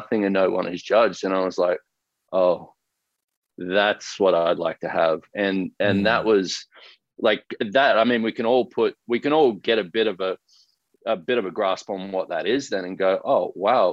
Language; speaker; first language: English; native; English